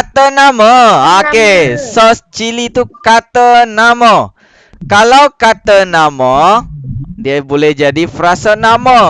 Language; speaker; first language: Malay; native; Malay